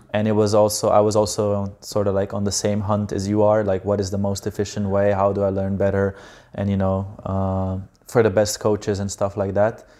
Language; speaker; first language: English; non-native, fluent; Slovenian